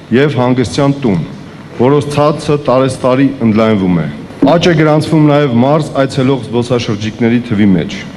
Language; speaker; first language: Armenian; native; Armenian